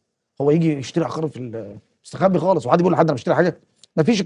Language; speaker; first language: Arabic; native; Arabic